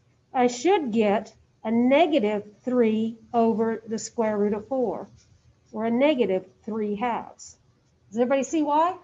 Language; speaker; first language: English; native; English